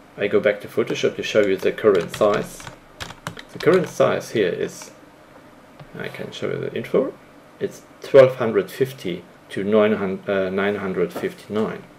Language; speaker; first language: English; non-native, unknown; German